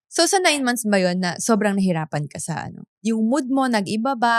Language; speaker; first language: Filipino; native; Filipino